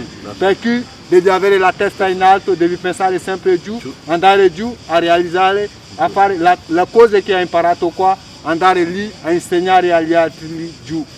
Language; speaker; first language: Italian; non-native, fluent; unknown